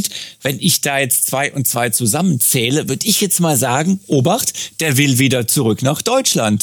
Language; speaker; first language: German; native; German